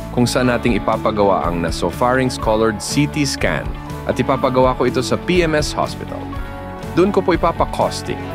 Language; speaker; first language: Filipino; non-native, local second language; Pampanga